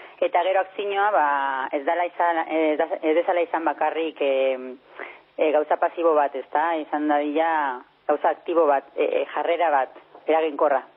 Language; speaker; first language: Basque; non-native, local second language; Spanish